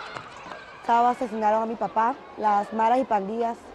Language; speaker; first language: Spanish; native; Spanish